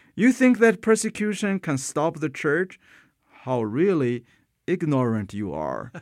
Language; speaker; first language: English; non-native, fluent; Chinese